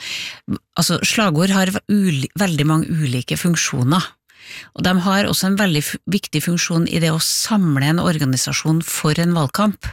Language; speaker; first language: Norwegian; native; Norwegian